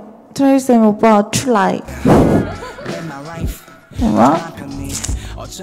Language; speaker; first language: Chinese; non-native, learner; Korean